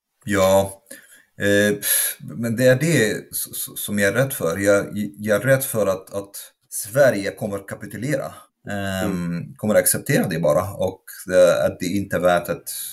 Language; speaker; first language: Swedish; non-native, fluent; Arabic